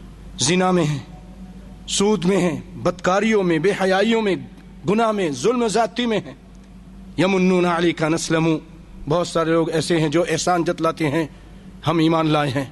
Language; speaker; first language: Urdu; native; Urdu